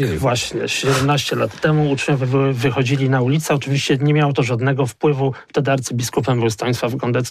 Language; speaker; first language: Polish; native; Polish